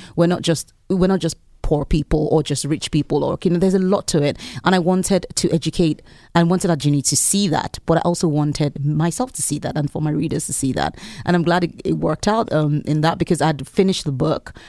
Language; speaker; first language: English; non-native, local second language; Yoruba